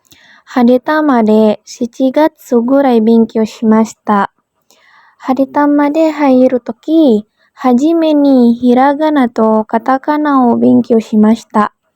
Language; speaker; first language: Japanese; non-native, learner; Indonesian